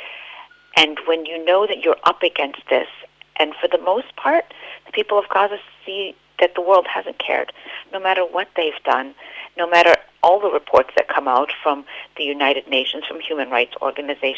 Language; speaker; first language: English; native; English